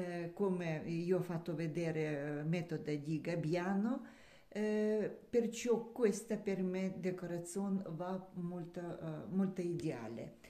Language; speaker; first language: Italian; non-native, learner; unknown